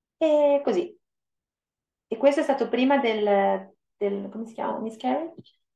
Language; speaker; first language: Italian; native; Italian